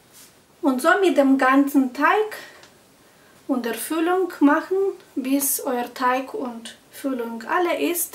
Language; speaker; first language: German; non-native, fluent; Russian